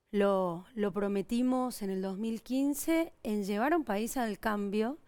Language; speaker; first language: Spanish; native; Spanish